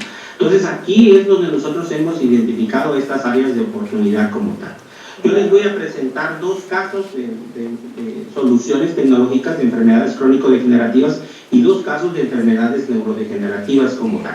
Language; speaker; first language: Spanish; native; Spanish